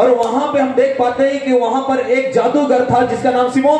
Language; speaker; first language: Hindi; native; Hindi